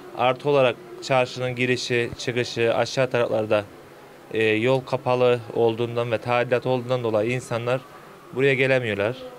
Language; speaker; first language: Turkish; native; Turkish